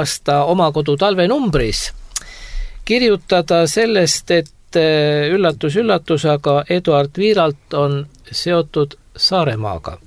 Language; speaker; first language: Estonian; native; Estonian